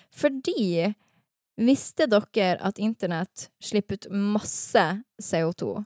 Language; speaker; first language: Norwegian; native; Norwegian